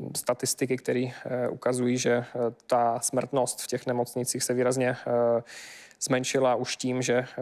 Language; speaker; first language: Czech; non-native, fluent; Ukrainian